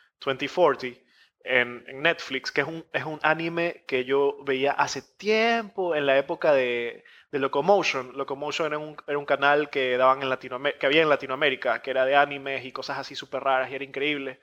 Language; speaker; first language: Spanish; native; Spanish